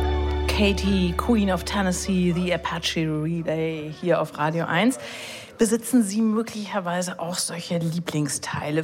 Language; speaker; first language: German; native; German